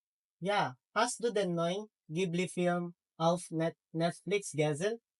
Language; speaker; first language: German; non-native, learner; Filipino